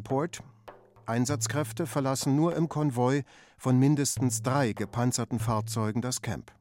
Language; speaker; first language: German; native; German